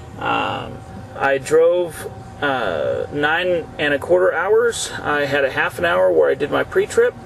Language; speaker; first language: English; native; English